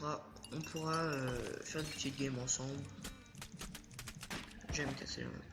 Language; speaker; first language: French; native; French